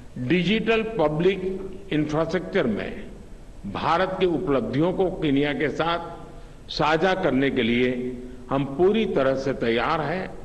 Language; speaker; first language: Hindi; non-native, local second language; Gujarati